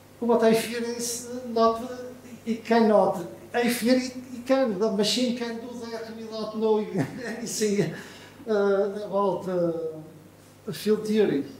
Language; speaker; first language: English; non-native, learner; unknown